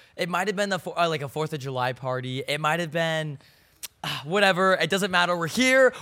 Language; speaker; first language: English; native; English